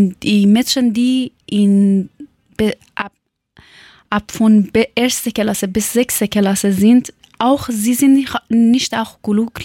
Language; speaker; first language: German; non-native, local second language; Persian